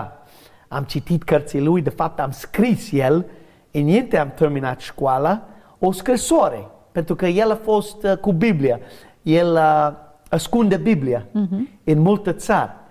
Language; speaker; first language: Romanian; non-native, learner; English